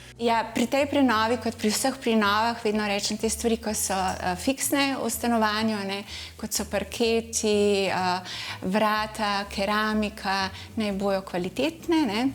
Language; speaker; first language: Slovenian; native; Slovenian